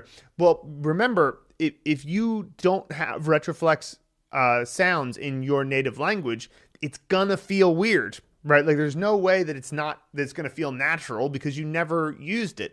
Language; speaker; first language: English; native; English